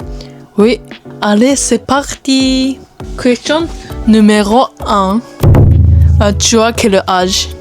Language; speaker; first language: French; non-native, learner; Japanese